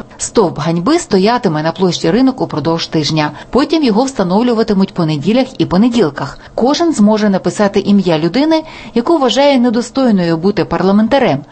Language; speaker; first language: Ukrainian; native; Ukrainian